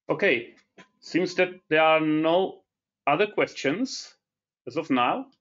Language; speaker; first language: English; non-native, fluent; Czech